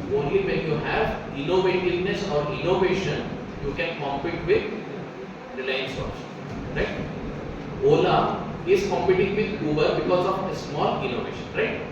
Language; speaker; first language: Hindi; non-native, local second language; Kannada